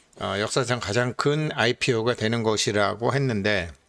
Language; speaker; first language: Korean; native; Korean